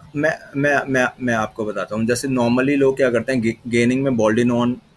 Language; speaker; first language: Hindi; native; Hindi